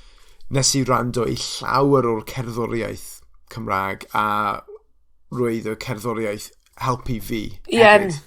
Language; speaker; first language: Welsh; non-native, local second language; English